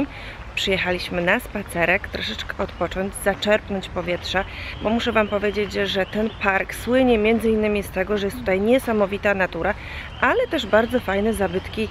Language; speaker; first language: Polish; native; Polish